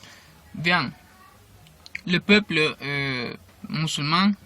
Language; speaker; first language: French; non-native, learner; Spanish